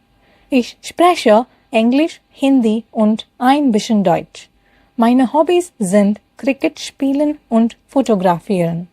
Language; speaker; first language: German; non-native, fluent; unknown